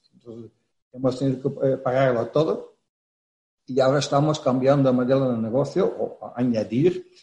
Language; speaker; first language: Spanish; non-native, fluent; Dutch